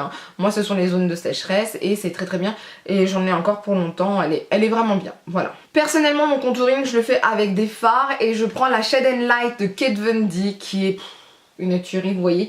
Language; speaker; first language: French; native; French